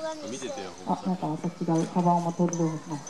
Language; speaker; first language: Japanese; native; Japanese